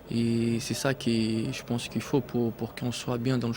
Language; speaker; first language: French; non-native, fluent; Portuguese